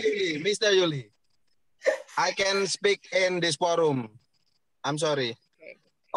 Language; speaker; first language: English; non-native, learner; Indonesian